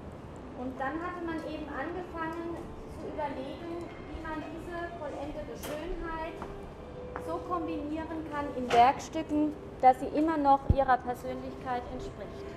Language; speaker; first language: German; native; German